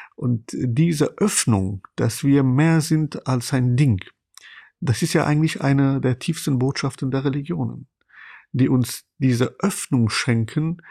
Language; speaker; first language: German; non-native, fluent; Persian